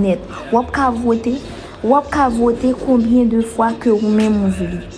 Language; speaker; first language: French; non-native, learner; Haitian Creole